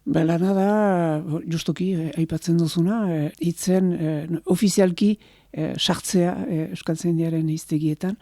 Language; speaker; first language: Basque; native; Basque